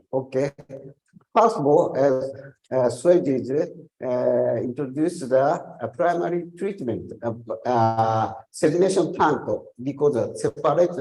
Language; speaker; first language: English; non-native, learner; Japanese